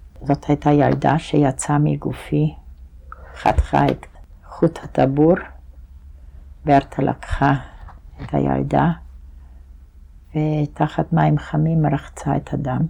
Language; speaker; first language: Hebrew; non-native, fluent; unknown